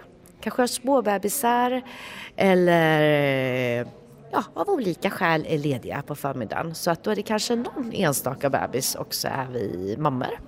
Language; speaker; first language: Swedish; native; Swedish